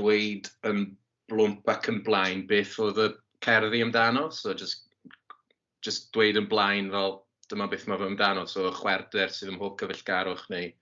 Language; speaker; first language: Welsh; native; Welsh